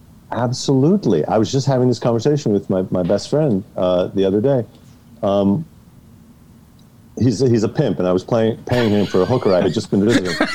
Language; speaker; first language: English; native; English